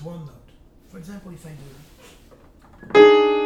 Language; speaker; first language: English; non-native, fluent; French